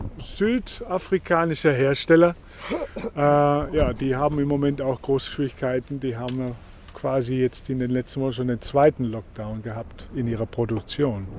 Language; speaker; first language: German; non-native, fluent; Portuguese